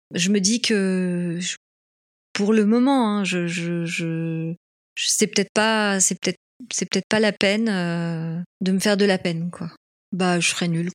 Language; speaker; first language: French; native; French